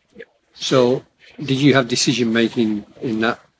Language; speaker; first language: English; native; English